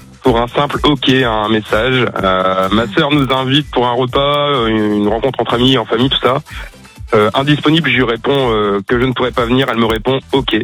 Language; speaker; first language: French; native; French